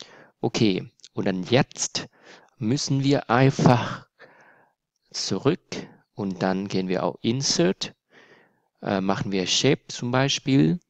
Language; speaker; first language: German; non-native, fluent; Vietnamese